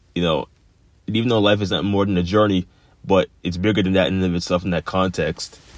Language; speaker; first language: English; native; English